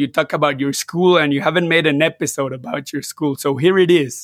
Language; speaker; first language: English; non-native, fluent; Spanish